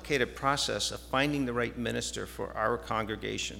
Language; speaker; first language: English; native; English